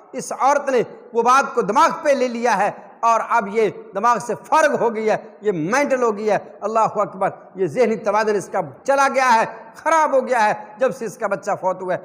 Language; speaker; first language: Urdu; non-native, local second language; Punjabi